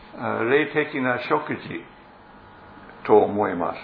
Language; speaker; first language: Japanese; non-native, fluent; English